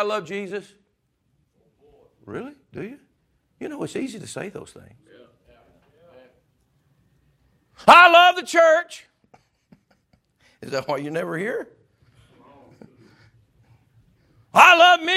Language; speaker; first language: English; native; English